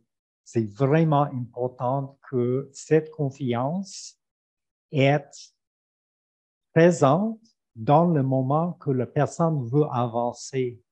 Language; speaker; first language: French; non-native, fluent; English